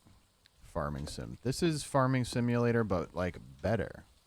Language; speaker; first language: English; native; English